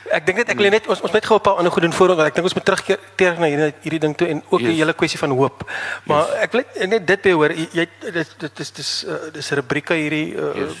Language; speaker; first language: Afrikaans; native; Afrikaans